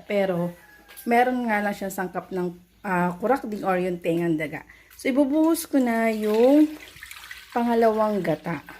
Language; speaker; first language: Filipino; non-native, local second language; Bikol